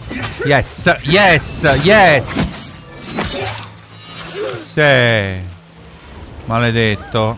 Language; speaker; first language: Italian; native; Italian